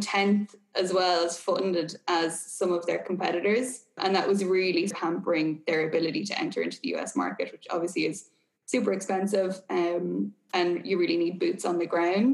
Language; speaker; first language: English; native; English